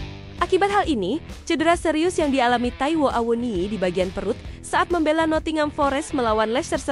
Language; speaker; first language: Indonesian; native; Indonesian